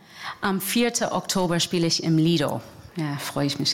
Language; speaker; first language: German; non-native, fluent; English